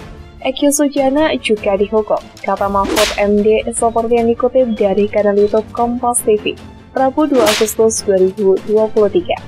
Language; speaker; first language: Indonesian; native; Indonesian